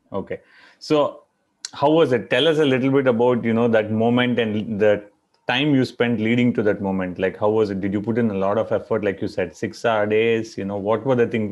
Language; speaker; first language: English; non-native, local second language; Tamil